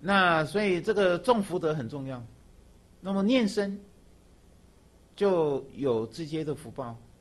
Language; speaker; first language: Chinese; native; Chinese